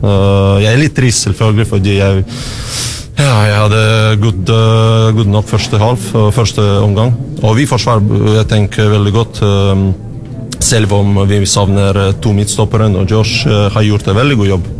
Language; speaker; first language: Norwegian; non-native, fluent; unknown